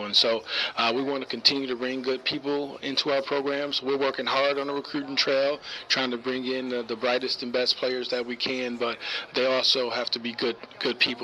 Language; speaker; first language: English; native; English